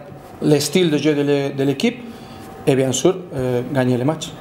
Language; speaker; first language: French; non-native, fluent; Spanish